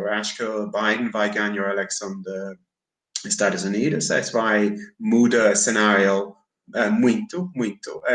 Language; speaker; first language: Portuguese; non-native, fluent; English